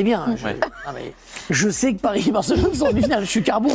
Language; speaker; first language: French; native; French